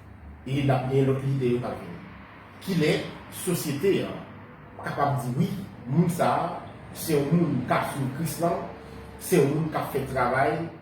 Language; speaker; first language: Haitian Creole; native; Haitian Creole